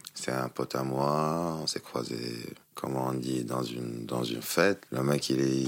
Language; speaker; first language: French; non-native, local second language; Arabic